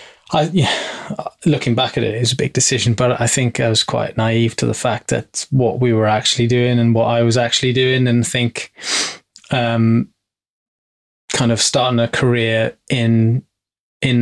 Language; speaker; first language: English; native; English